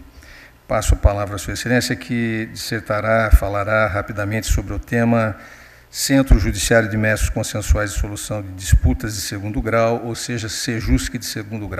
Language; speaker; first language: Portuguese; native; Portuguese